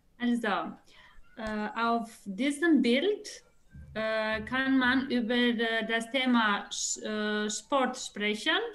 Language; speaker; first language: German; non-native, learner; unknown